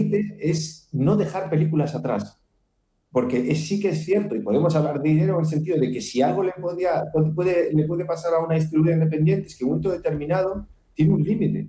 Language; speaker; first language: Spanish; native; Spanish